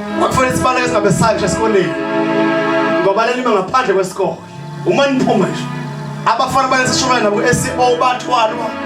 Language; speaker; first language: Zulu; non-native, local second language; South Ndebele